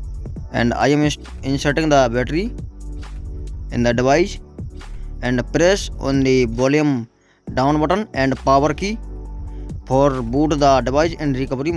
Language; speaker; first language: English; non-native, local second language; Hindi